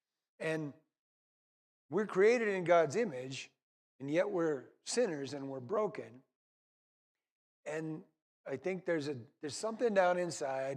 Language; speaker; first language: English; native; English